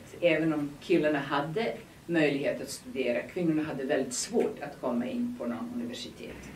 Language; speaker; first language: Swedish; non-native, fluent; Serbian